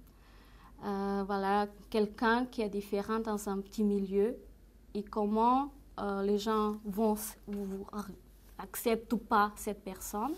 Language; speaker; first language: French; non-native, fluent; Portuguese